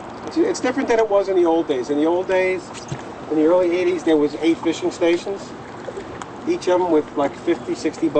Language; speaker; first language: English; native; English